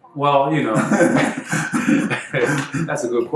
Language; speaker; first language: English; native; English